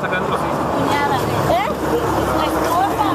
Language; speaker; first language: Spanish; native; Spanish